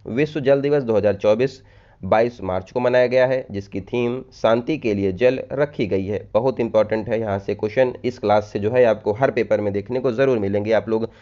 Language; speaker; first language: Hindi; native; Hindi